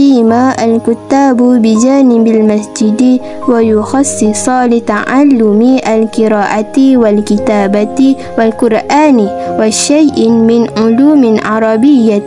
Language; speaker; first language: Arabic; non-native, learner; Malay